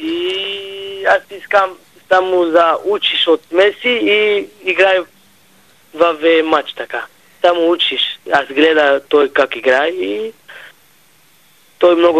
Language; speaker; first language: Bulgarian; non-native, learner; Hebrew